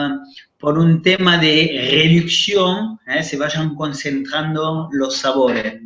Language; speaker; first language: Spanish; non-native, fluent; French